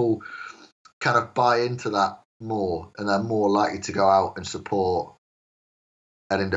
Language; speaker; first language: English; native; English